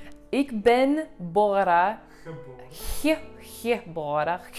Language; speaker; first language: Dutch; non-native, learner; English